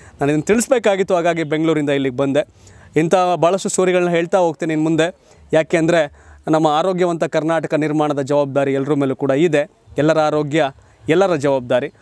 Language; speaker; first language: Kannada; native; Kannada